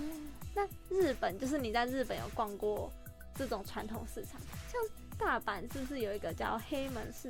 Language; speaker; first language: Chinese; native; Chinese